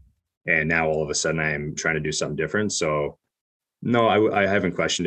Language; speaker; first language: English; native; English